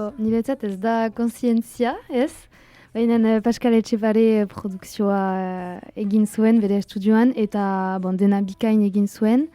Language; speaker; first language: Basque; non-native, local second language; French